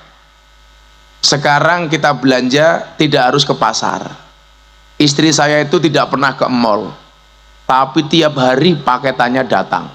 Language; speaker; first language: Indonesian; non-native, local second language; Javanese